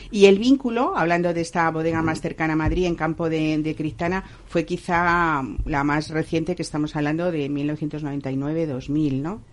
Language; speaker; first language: Spanish; native; Spanish